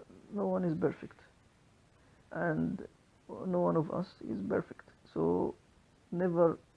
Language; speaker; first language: English; non-native, local second language; Arabic